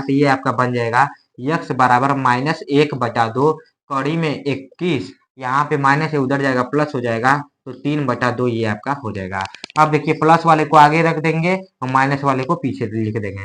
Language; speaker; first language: Hindi; native; Hindi